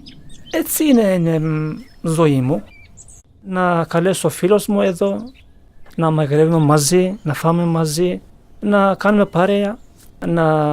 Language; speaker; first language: Greek; non-native, learner; Turkish